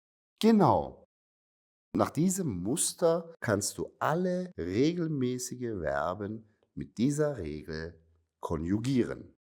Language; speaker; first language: German; non-native, fluent; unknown